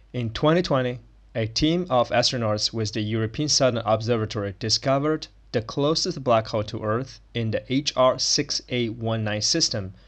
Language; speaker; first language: English; non-native, fluent; Chinese